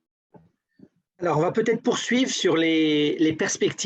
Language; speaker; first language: French; native; French